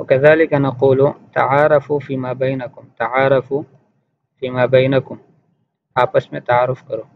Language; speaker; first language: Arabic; non-native, fluent; Urdu